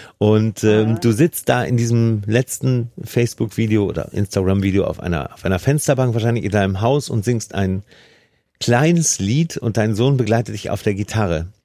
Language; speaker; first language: German; native; German